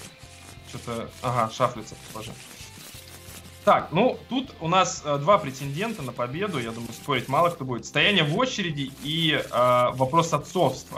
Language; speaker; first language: Russian; native; Russian